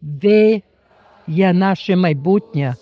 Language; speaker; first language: Ukrainian; early bilingual, heritage; Ukrainian